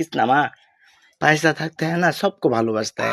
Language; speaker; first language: Hindi; non-native, learner; Bangla